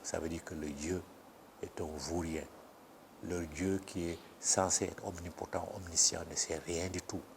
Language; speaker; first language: French; non-native, local second language; Bambara